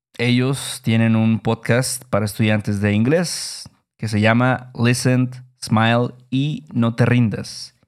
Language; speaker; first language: Spanish; native; Spanish